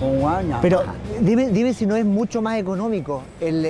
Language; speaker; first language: Spanish; native; Spanish